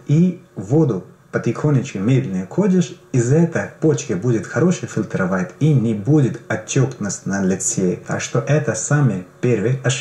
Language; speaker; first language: Russian; non-native, learner; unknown